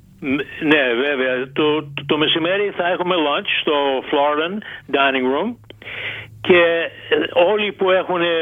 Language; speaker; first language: Greek; early bilingual, heritage; Greek